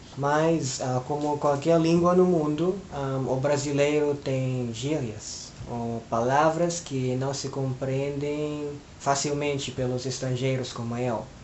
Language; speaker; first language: Portuguese; non-native, fluent; Filipino